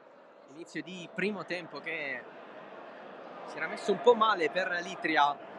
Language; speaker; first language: Italian; native; Italian